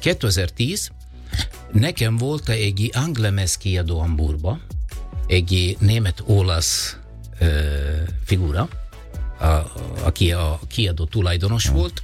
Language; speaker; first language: Hungarian; non-native, learner; Italian